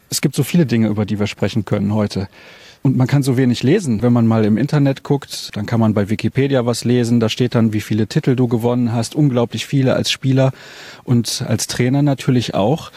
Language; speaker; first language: German; native; German